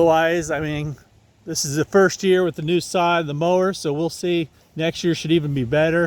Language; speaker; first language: English; native; English